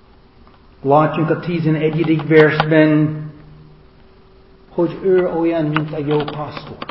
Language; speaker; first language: Hungarian; non-native, learner; English